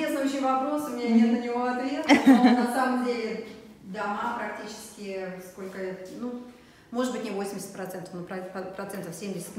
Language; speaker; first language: Russian; native; Russian